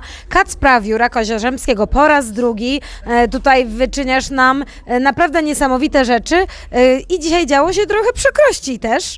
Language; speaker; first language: Polish; native; Polish